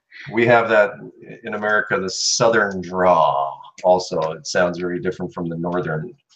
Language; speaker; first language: English; native; English